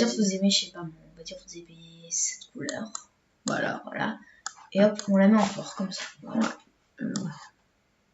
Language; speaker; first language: French; native; French